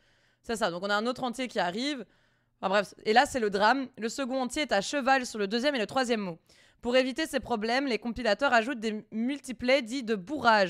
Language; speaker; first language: French; native; French